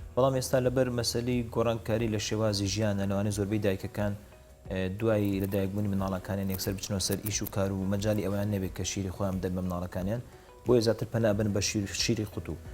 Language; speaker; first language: Central Kurdish; native; Central Kurdish